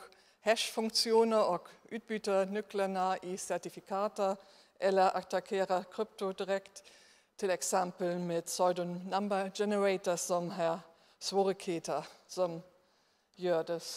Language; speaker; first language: Swedish; non-native, fluent; German